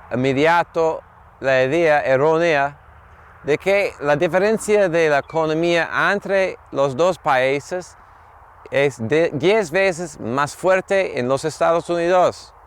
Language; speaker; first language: Spanish; non-native, fluent; English